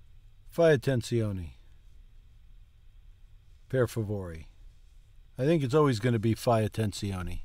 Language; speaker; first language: Italian; non-native, learner; English